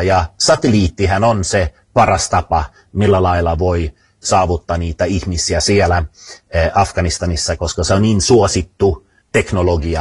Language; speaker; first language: Finnish; non-native, fluent; Swedish